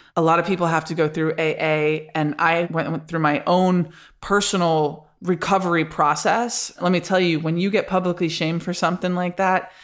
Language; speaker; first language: English; native; English